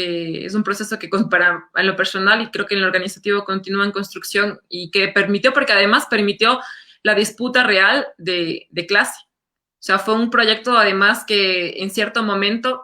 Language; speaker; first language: Spanish; native; Spanish